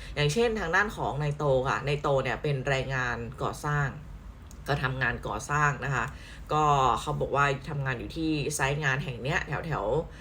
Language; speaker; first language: Thai; native; Thai